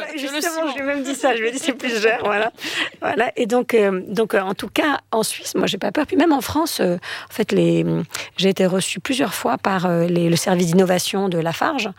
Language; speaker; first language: French; native; French